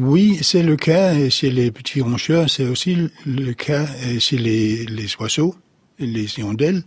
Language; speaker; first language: French; non-native, fluent; Danish